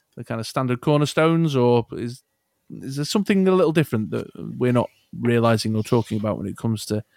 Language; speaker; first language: English; native; English